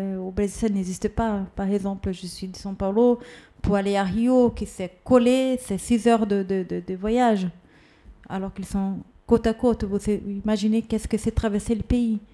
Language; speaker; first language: French; non-native, fluent; Portuguese